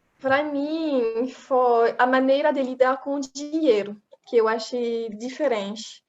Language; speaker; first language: Portuguese; non-native, fluent; French